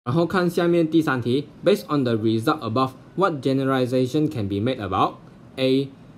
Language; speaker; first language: English; non-native, local second language; Chinese